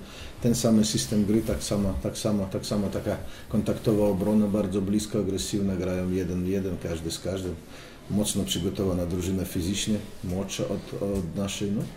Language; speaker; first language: Polish; non-native, fluent; Russian